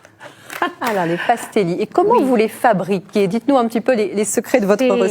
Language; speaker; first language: French; native; French